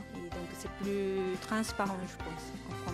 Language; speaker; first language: French; non-native, fluent; Japanese